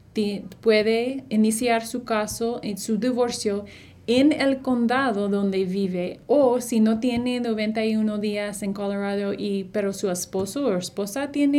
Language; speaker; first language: Spanish; non-native, fluent; English